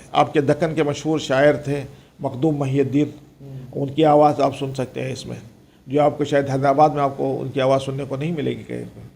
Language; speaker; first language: Urdu; non-native, local second language; Konkani